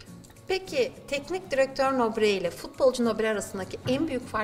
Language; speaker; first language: Turkish; native; Turkish